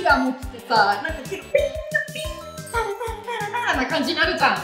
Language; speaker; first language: Japanese; non-native, fluent; Italian